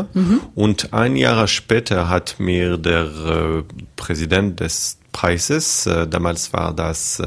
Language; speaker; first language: German; non-native, fluent; French